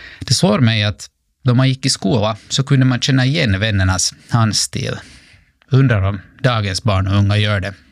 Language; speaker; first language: Swedish; native; Swedish